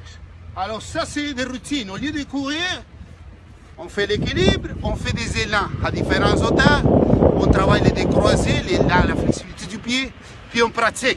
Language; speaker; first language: French; non-native, fluent; Spanish